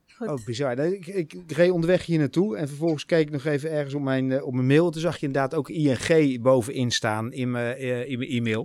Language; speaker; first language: Dutch; native; Dutch